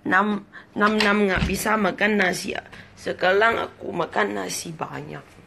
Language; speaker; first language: Indonesian; non-native, learner; Thai